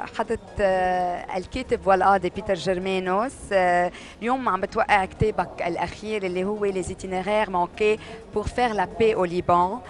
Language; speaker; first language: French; non-native, local second language; Arabic